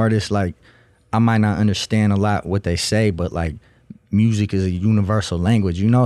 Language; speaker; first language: English; non-native, fluent; Russian